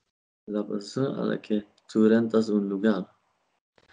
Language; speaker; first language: Spanish; non-native, learner; Swedish